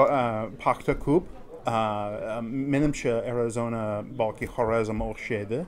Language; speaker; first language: Uzbek; non-native, learner; English